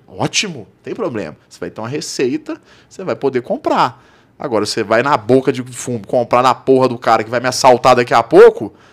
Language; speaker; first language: Portuguese; native; Portuguese